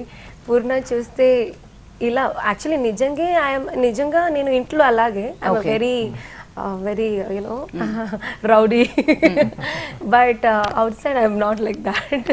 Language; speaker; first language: Telugu; non-native, fluent; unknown